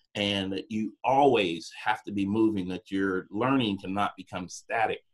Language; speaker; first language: English; native; English